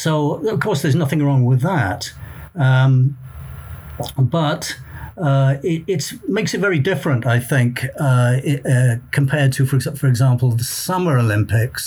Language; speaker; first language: English; native; English